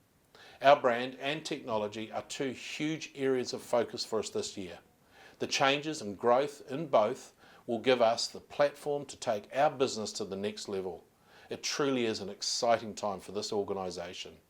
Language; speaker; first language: English; native; English